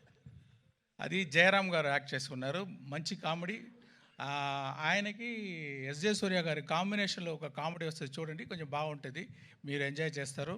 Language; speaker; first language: Telugu; non-native, fluent; Tamil